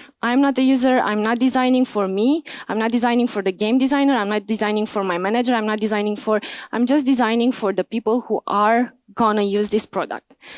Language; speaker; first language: English; non-native, fluent; Romanian